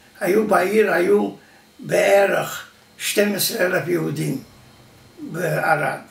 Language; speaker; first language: Hebrew; non-native, fluent; Yiddish